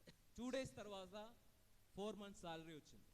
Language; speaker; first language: Telugu; non-native, fluent; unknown